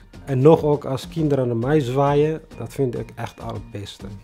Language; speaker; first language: Dutch; non-native, fluent; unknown